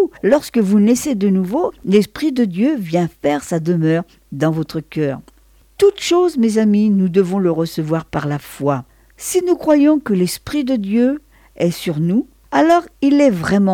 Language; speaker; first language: French; native; French